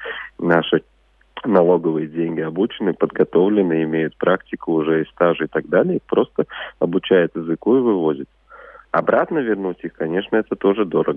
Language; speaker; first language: Russian; native; Russian